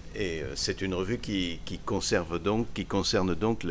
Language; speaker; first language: French; native; French